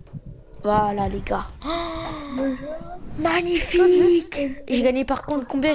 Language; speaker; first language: French; native; French